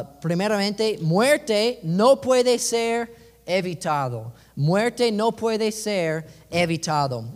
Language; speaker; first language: Spanish; non-native, learner; English